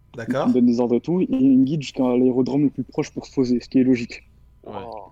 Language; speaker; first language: French; native; French